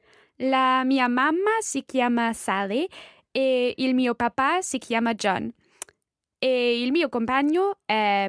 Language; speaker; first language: Italian; non-native, learner; English